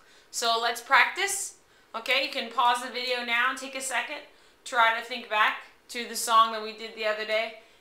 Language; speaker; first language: English; native; English